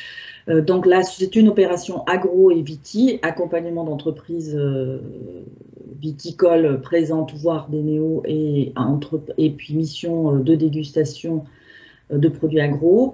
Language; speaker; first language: French; native; French